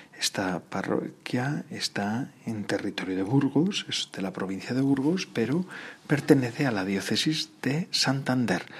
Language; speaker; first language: Spanish; native; Spanish